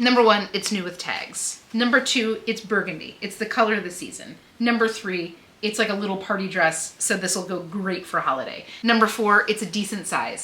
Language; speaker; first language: English; native; English